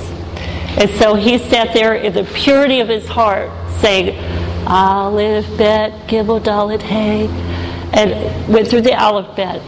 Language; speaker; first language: English; native; English